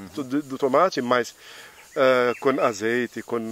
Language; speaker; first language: Portuguese; non-native, fluent; Arabic